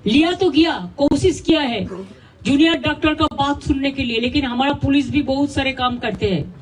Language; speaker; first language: Hindi; non-native, local second language; Bangla